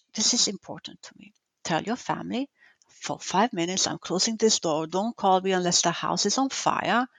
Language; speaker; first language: English; non-native, fluent; Italian